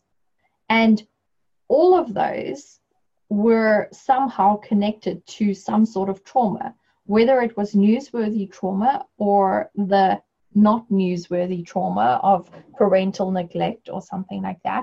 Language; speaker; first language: English; native; English